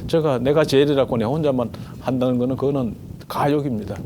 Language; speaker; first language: Korean; native; Korean